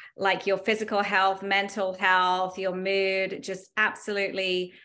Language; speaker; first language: English; native; English